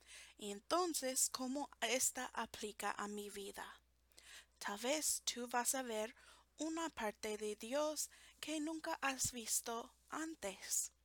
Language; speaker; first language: Spanish; non-native, fluent; English